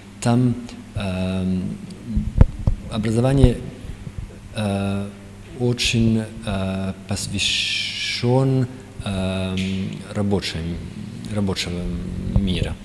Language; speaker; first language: Russian; non-native, learner; French